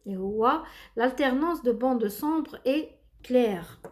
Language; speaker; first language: French; non-native, local second language; Arabic